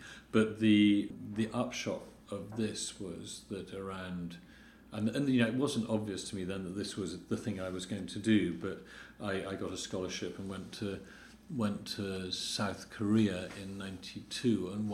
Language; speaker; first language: English; native; English